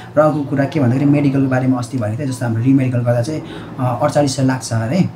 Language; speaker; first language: Nepali; non-native, local second language; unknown